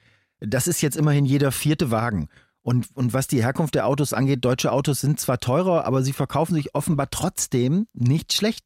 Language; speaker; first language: German; native; German